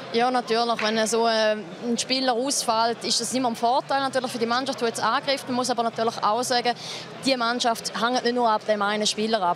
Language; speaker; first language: German; native; German